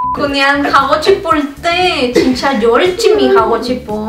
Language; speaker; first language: Korean; non-native, learner; Spanish